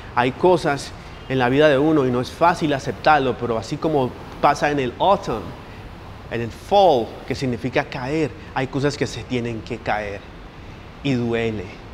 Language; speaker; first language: Spanish; native; Spanish